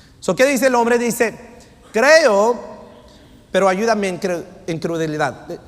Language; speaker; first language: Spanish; non-native, fluent; English